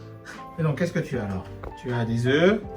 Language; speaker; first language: French; native; French